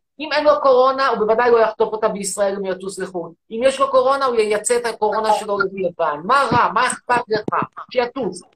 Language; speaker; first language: Hebrew; native; Hebrew